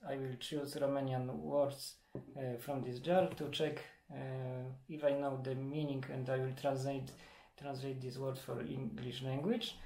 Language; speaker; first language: English; non-native, learner; Polish